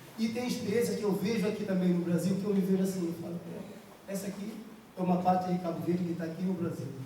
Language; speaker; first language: Portuguese; non-native, local second language; Kabuverdianu